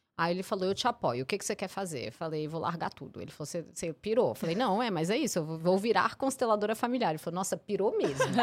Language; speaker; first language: Portuguese; early bilingual, heritage; English